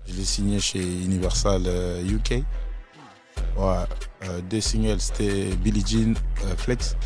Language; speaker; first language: French; non-native, local second language; Lingala